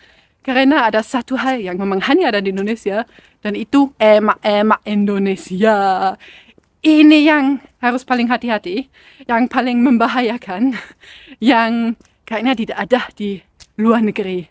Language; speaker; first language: Indonesian; non-native, fluent; German